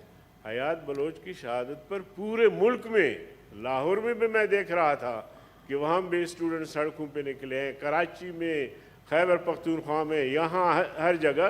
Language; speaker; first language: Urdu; non-native, local second language; Brahui